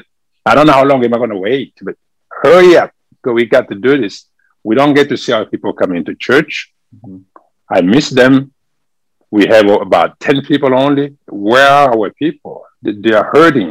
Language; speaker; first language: English; non-native, fluent; French